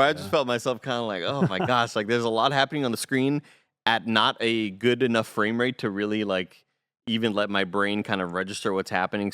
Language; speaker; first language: English; native; English